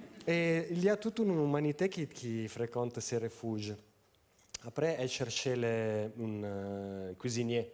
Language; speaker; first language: French; non-native, fluent; Italian